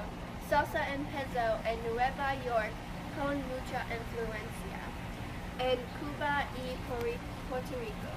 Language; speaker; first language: Spanish; non-native, learner; English